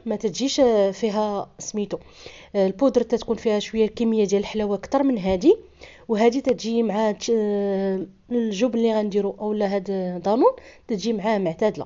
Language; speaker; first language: Arabic; native; Arabic